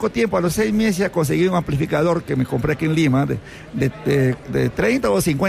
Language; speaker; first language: Spanish; native; Spanish